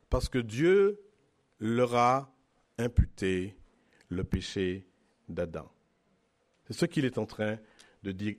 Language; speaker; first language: French; native; French